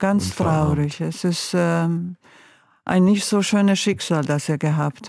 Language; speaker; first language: German; non-native, fluent; Croatian